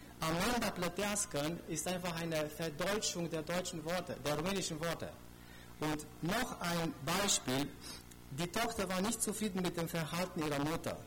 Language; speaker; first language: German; non-native, fluent; Romanian